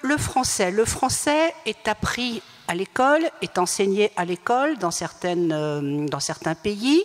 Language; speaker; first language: French; native; French